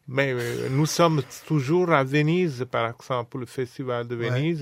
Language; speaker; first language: French; non-native, fluent; Italian